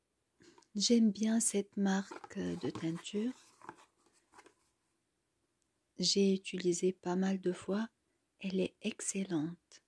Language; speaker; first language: French; non-native, local second language; Arabic